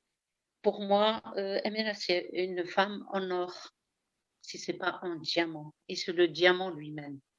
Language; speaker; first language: French; early bilingual, heritage; Arabic